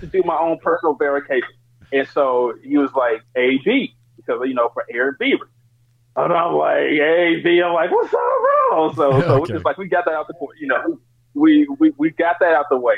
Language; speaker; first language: English; native; English